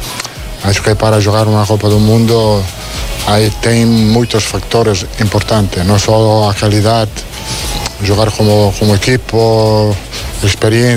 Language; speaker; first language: Portuguese; non-native, fluent; Italian